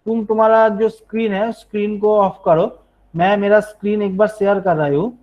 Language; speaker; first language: Hindi; non-native, local second language; Bangla